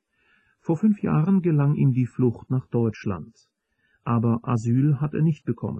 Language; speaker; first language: German; native; German